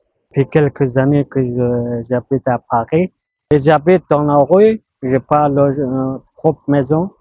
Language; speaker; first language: French; non-native, learner; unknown